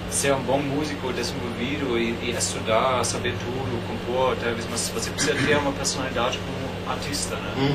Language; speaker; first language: Portuguese; non-native, fluent; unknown